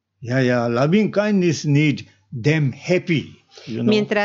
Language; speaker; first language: English; non-native, learner; Tibetan